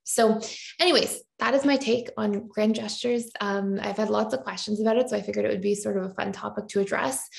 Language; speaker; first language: English; native; English